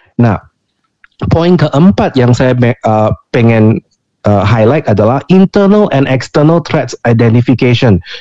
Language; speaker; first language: Indonesian; non-native, fluent; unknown